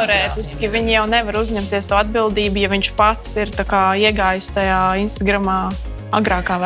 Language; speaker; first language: Latvian; non-native, local second language; Russian